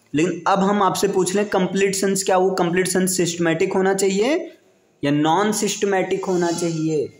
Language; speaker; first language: Hindi; native; Hindi